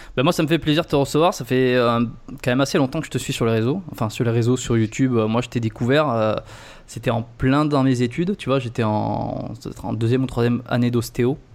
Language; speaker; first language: French; native; French